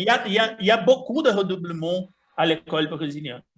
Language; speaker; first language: French; non-native, fluent; Portuguese